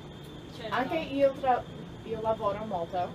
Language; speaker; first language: Italian; non-native, learner; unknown